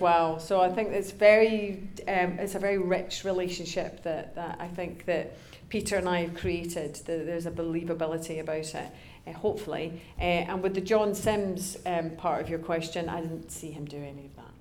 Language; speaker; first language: English; native; English